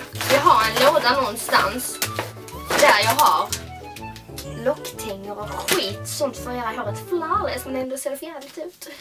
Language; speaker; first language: Swedish; native; Swedish